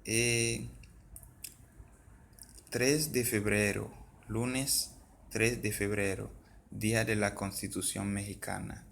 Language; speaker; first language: Spanish; non-native, fluent; Haitian Creole